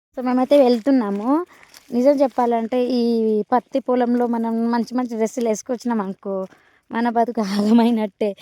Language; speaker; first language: Telugu; non-native, local second language; Lambadi